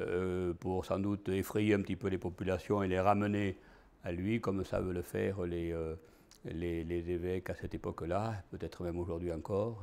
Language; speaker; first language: French; native; French